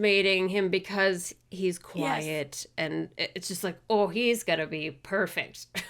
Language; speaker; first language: English; native; English